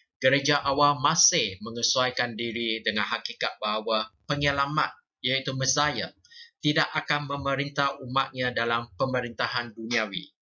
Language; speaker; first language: Malay; non-native, local second language; Chinese